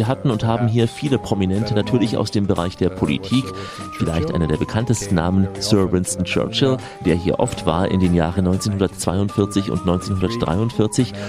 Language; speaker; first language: German; native; German